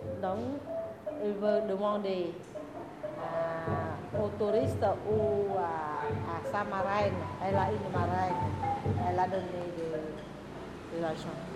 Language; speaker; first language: French; non-native, learner; Khmer